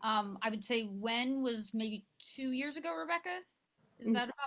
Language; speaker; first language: English; native; English